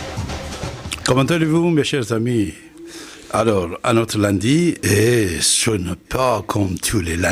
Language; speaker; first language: French; non-native, fluent; Persian